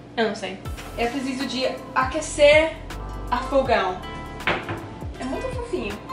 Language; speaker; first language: Portuguese; non-native, learner; English